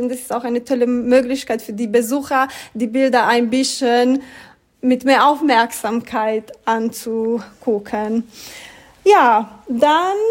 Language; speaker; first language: German; non-native, fluent; Romanian